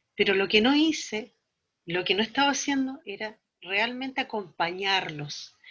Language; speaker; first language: Spanish; native; Spanish